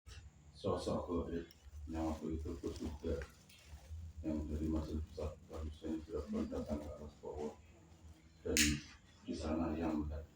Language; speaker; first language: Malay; non-native, local second language; Javanese